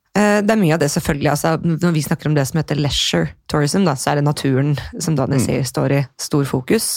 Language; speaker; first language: Norwegian; native; Norwegian